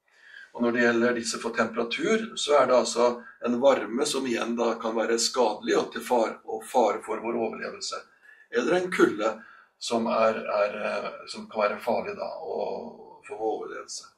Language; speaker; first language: Norwegian; native; Norwegian